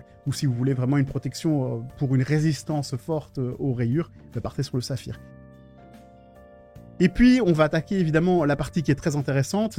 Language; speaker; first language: French; native; French